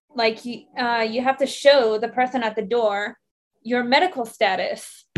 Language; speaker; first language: English; non-native, fluent; Persian